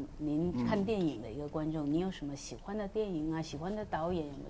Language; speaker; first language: Chinese; native; Chinese